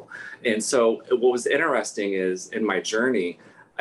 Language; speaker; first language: English; native; English